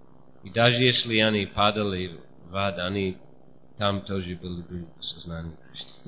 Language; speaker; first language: Russian; non-native, fluent; English